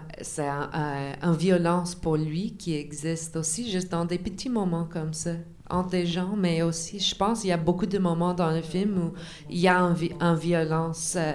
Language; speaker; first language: French; non-native, local second language; English